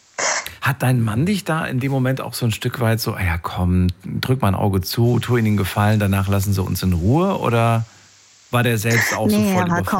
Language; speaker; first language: German; native; German